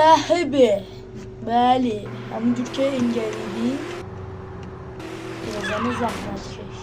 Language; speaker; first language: Persian; native; Persian